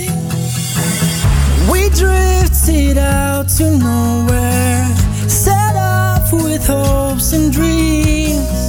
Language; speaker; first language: English; native; English